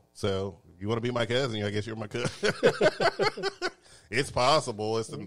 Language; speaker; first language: English; native; English